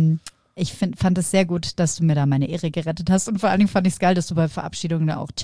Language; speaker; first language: German; native; German